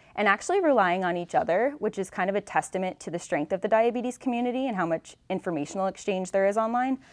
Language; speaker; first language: English; native; English